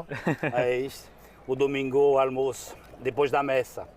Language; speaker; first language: Portuguese; non-native, learner; French